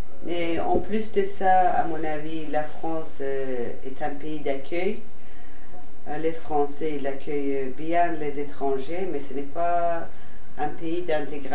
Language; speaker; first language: French; non-native, fluent; Persian